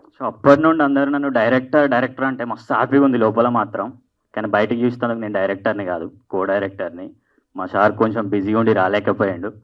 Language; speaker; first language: Telugu; native; Telugu